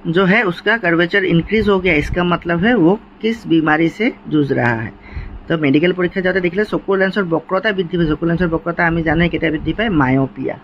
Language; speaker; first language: Hindi; non-native, local second language; Assamese